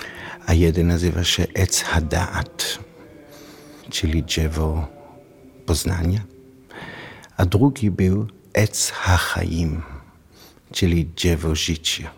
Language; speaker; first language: Polish; non-native, learner; Hebrew